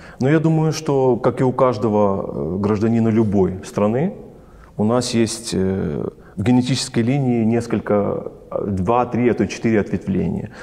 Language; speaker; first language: Russian; non-native, local second language; Ukrainian